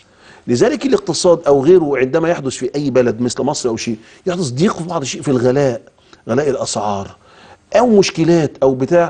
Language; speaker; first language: Arabic; native; Arabic